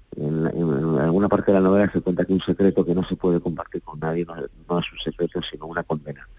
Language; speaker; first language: Spanish; native; Spanish